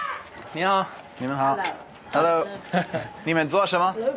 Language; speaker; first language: Chinese; non-native, fluent; English